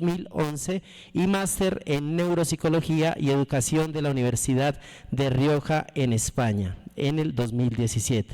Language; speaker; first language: Spanish; native; Spanish